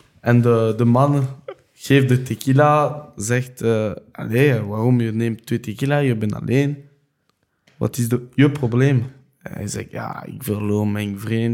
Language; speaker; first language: Dutch; non-native, local second language; French